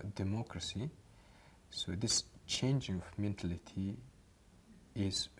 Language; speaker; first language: English; non-native, fluent; Mongolian